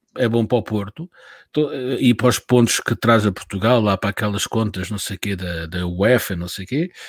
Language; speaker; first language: Portuguese; native; Portuguese